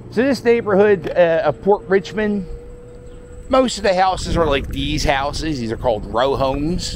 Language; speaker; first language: English; native; English